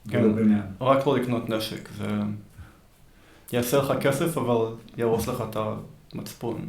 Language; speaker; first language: Hebrew; early bilingual, heritage; Hebrew